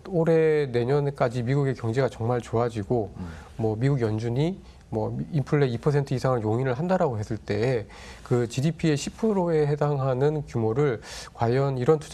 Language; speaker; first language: Korean; native; Korean